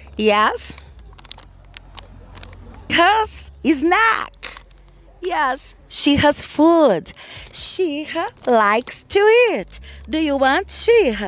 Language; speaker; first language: English; non-native, learner; Portuguese